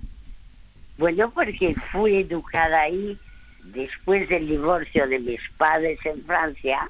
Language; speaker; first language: Spanish; early bilingual, other home language; French